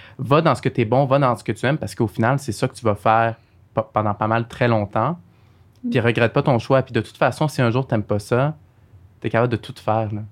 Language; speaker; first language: French; early bilingual, other home language; Arabic